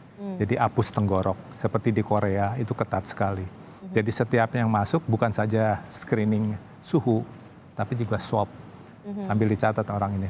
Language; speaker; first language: Indonesian; native; Indonesian